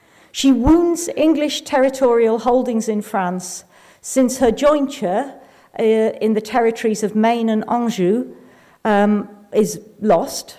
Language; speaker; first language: English; native; English